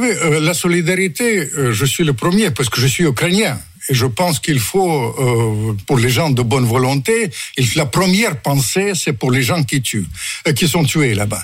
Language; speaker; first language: French; non-native, fluent; Russian